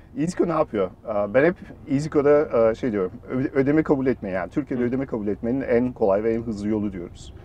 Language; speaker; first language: Turkish; early bilingual, heritage; Turkish